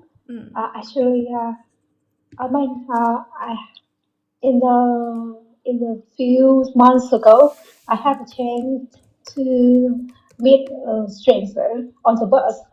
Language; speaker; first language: English; non-native, learner; Vietnamese